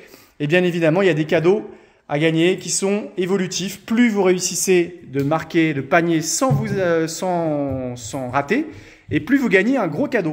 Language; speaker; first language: French; native; French